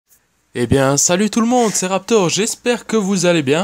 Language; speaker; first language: French; native; French